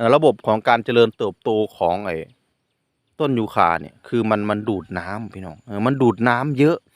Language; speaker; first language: Thai; non-native, local second language; Northeastern Thai